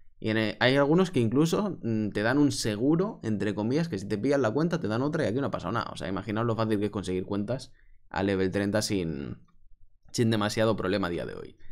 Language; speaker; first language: Spanish; native; Spanish